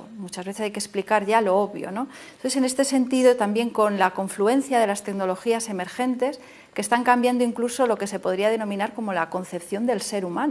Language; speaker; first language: Spanish; native; Spanish